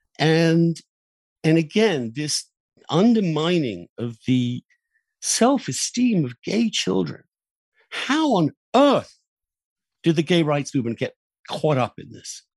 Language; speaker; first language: English; native; English